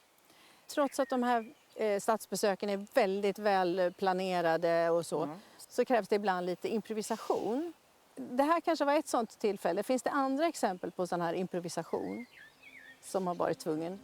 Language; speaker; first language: Swedish; native; Swedish